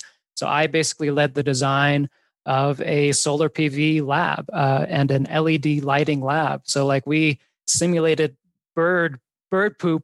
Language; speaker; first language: English; native; English